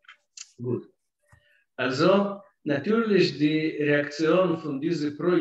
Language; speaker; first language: German; non-native, fluent; Russian